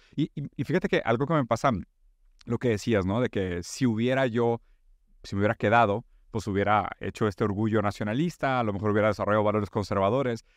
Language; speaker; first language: Spanish; non-native, fluent; Portuguese